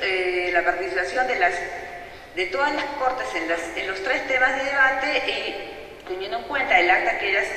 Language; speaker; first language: Spanish; native; Spanish